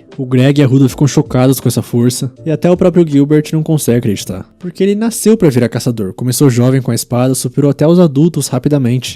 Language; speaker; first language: Portuguese; native; Portuguese